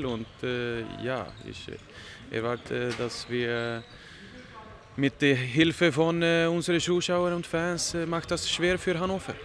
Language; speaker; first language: German; non-native, learner; Swedish